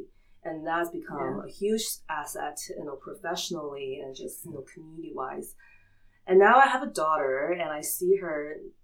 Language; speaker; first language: English; early bilingual, other home language; Chinese